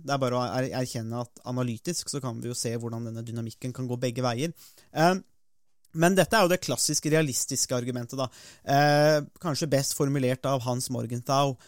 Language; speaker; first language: Norwegian; native; Norwegian